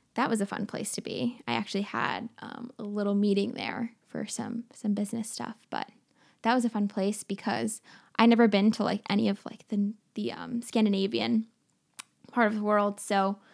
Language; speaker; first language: English; native; English